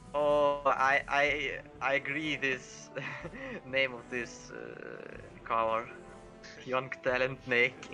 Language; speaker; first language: English; non-native, learner; Russian